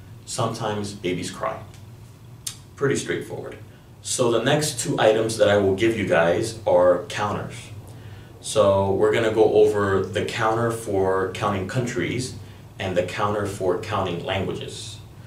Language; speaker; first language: English; early bilingual, other home language; Spanish